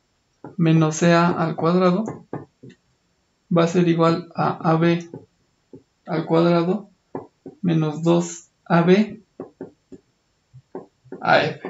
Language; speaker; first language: Spanish; native; Spanish